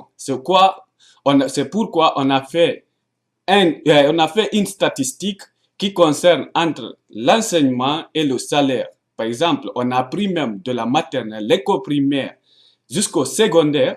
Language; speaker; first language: French; non-native, local second language; Arabic